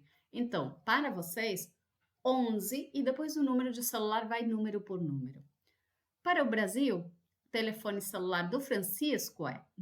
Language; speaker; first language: Portuguese; non-native, fluent; Spanish